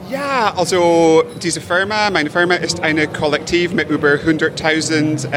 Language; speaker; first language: German; non-native, fluent; English